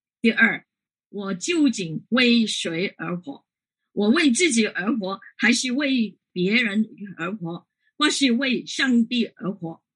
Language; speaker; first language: Chinese; non-native, local second language; Cantonese